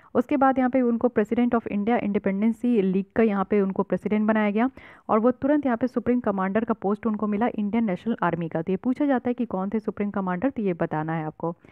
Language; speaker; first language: Hindi; native; Hindi